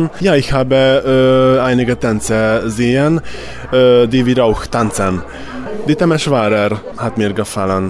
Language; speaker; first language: German; non-native, local second language; Hungarian